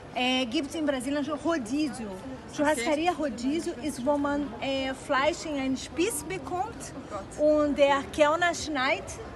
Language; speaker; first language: German; non-native, learner; Portuguese